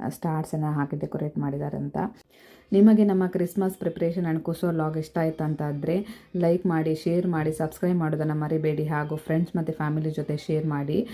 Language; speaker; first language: Kannada; non-native, local second language; Konkani